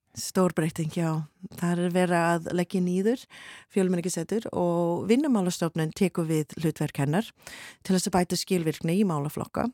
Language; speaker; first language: Icelandic; non-native, fluent; English